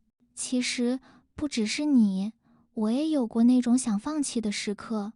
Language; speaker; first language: Chinese; non-native, fluent; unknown